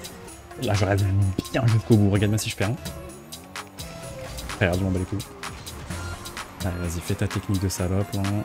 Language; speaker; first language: French; native; French